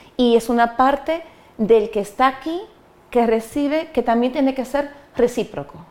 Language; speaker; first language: Spanish; native; Spanish